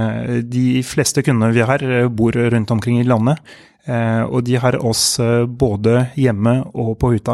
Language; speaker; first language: Norwegian; non-native, fluent; French